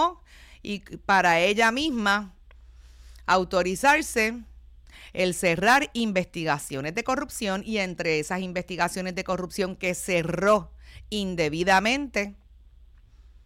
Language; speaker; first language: Spanish; native; Spanish